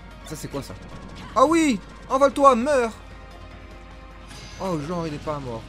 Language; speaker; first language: French; native; French